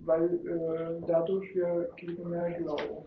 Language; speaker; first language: German; non-native, learner; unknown